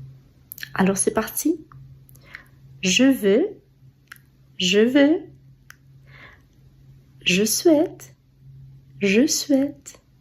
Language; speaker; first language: French; non-native, fluent; Russian